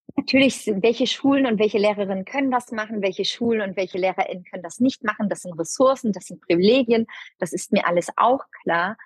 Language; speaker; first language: German; early bilingual, other home language; Turkish